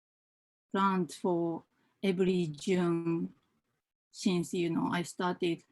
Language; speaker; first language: English; non-native, fluent; Japanese